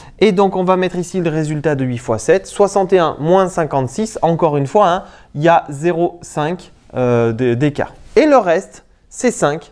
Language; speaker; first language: French; native; French